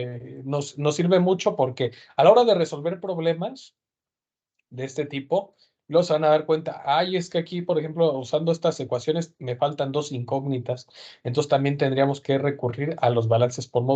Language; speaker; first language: Spanish; native; Spanish